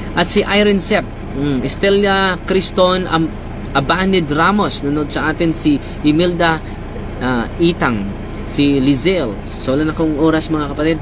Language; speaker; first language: Filipino; non-native, local second language; Cebuano